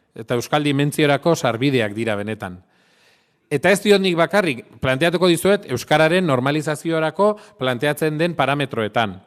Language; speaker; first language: Basque; non-native, local second language; Spanish